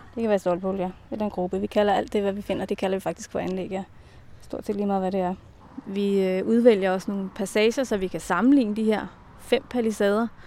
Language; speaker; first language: Danish; native; Danish